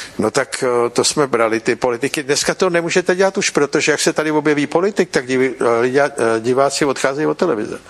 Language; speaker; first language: Czech; native; Czech